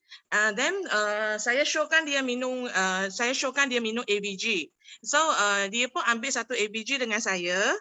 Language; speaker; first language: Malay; non-native, local second language; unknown